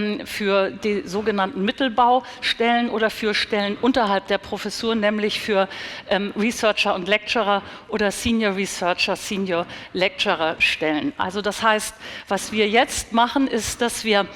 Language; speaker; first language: German; native; German